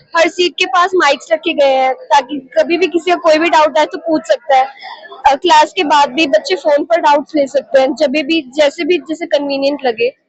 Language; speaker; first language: Hindi; native; Hindi